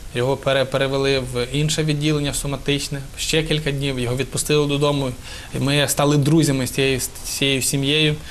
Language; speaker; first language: Ukrainian; native; Ukrainian